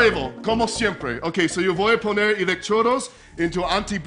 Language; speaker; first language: Spanish; non-native, fluent; English